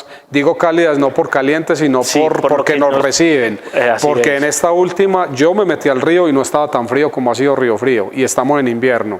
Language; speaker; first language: Spanish; native; Spanish